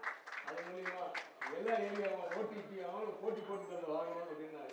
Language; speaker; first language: Tamil; native; Tamil